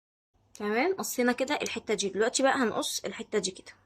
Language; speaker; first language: Arabic; native; Arabic